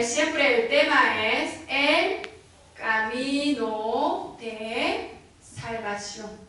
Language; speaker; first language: Spanish; non-native, learner; Korean